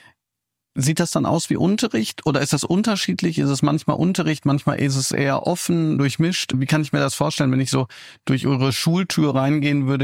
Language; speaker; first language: German; native; German